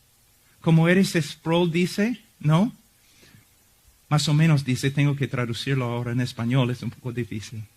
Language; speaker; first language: Spanish; non-native, fluent; English